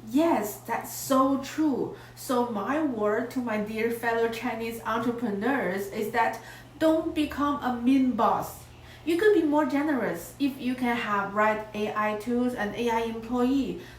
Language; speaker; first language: English; non-native, fluent; Chinese